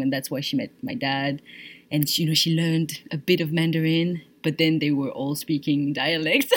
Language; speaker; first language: English; non-native, fluent; French